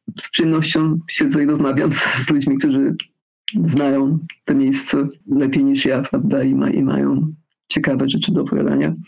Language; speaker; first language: Polish; early bilingual, heritage; Polish